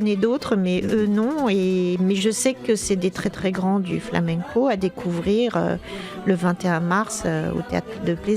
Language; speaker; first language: French; native; French